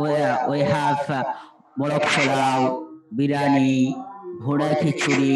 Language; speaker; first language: English; non-native, learner; Bangla